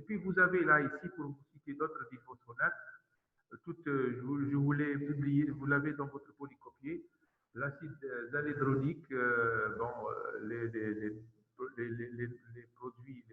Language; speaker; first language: French; non-native, local second language; Arabic